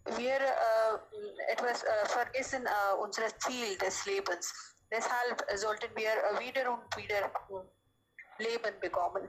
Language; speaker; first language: German; non-native, learner; Hindi